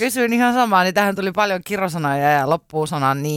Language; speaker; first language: Finnish; native; Finnish